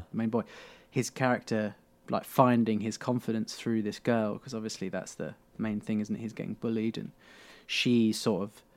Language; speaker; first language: English; native; English